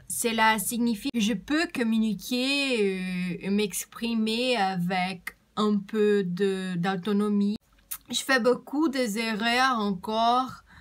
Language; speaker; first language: French; non-native, learner; Portuguese